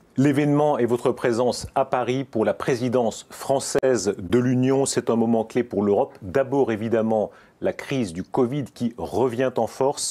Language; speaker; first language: French; native; French